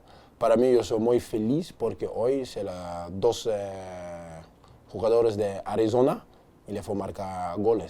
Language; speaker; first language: Spanish; non-native, learner; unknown